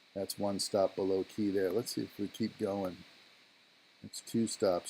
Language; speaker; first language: English; native; English